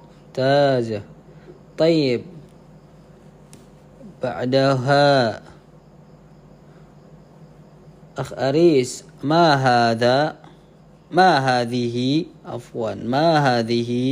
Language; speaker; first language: Arabic; non-native, fluent; Indonesian